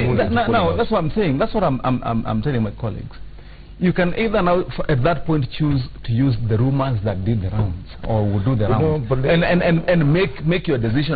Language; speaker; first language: English; non-native, local second language; Kikuyu